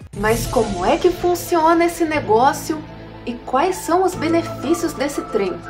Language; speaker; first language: Portuguese; native; Portuguese